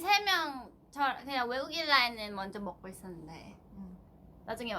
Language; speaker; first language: Korean; non-native, fluent; Thai